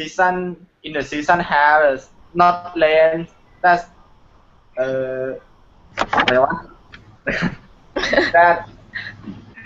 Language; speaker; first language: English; non-native, learner; Thai